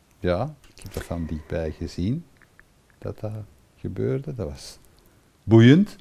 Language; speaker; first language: Dutch; native; Dutch